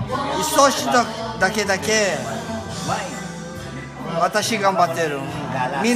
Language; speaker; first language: Japanese; non-native, learner; Filipino